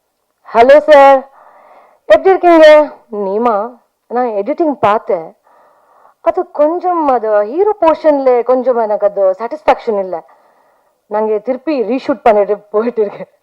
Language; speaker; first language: Tamil; non-native, learner; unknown